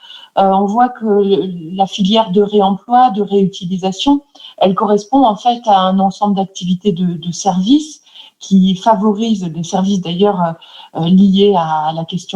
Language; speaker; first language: French; native; French